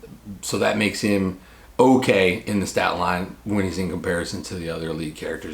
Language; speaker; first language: English; native; English